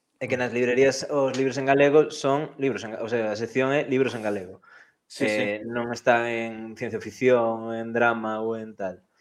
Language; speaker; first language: Galician; native; Galician